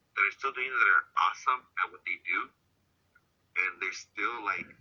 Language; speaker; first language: English; early bilingual, other home language; Spanish